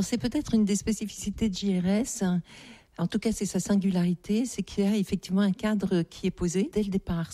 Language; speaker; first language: French; native; French